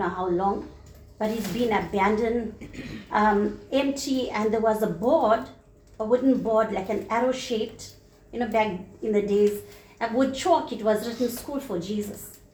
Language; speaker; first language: English; native; English